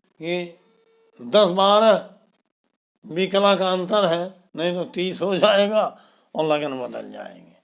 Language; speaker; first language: Hindi; native; Hindi